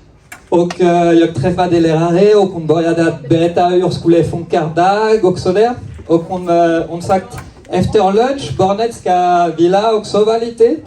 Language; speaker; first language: Swedish; non-native, learner; French